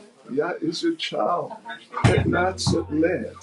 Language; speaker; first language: Russian; non-native, learner; English